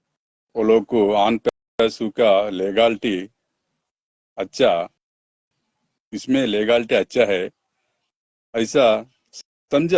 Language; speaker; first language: Hindi; non-native, local second language; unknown